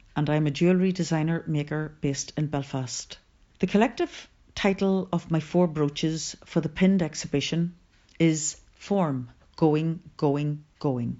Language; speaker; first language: English; native; English